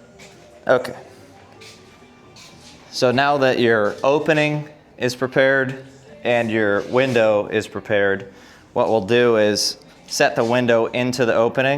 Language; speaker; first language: English; native; English